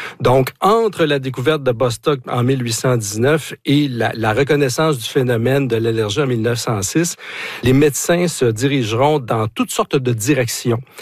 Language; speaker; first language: French; native; French